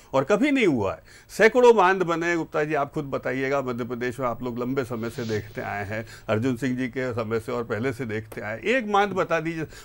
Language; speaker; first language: Hindi; native; Hindi